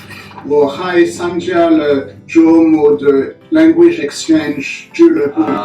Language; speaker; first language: Chinese; non-native, learner; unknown